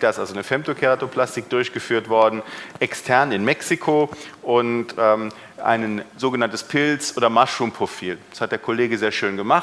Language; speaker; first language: German; native; German